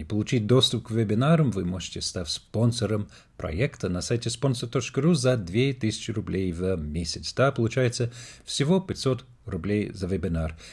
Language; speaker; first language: Russian; non-native, fluent; English